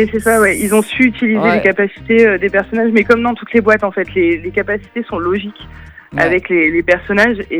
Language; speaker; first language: French; native; French